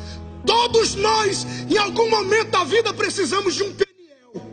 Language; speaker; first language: Portuguese; native; Portuguese